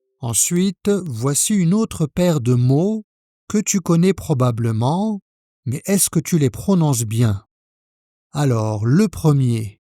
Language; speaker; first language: French; native; French